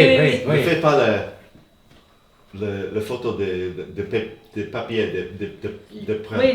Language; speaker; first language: French; non-native, learner; English